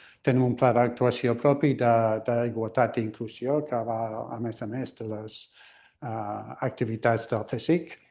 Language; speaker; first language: Catalan; non-native, fluent; English